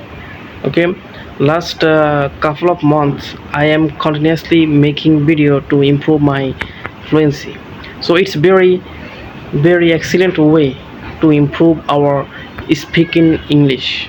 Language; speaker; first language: English; non-native, learner; Bangla